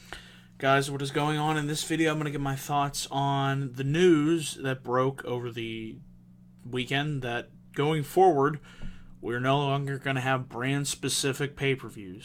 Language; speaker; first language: English; native; English